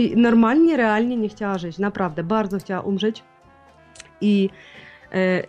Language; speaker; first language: Polish; non-native, learner; Ukrainian